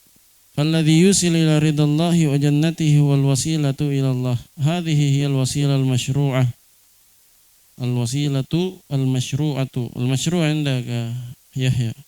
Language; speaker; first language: Arabic; non-native, fluent; Indonesian